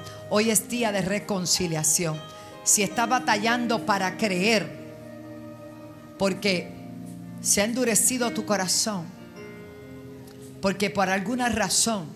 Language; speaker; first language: Spanish; native; Spanish